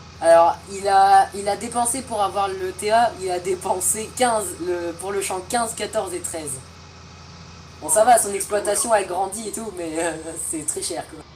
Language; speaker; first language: French; native; French